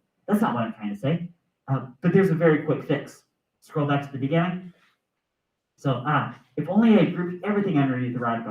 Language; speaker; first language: English; native; English